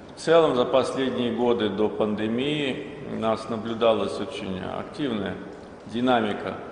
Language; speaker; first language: Russian; non-native, local second language; Azerbaijani